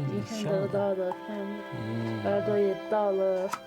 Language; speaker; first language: Chinese; non-native, local second language; Kyrgyz